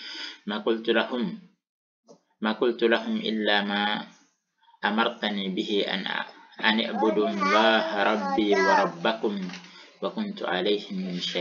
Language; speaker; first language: Arabic; non-native, fluent; Indonesian